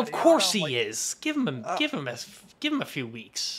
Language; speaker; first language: English; native; English